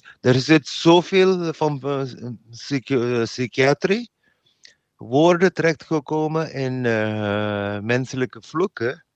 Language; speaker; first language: Dutch; non-native, learner; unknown